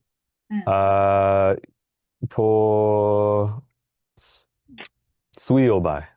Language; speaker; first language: Japanese; non-native, learner; English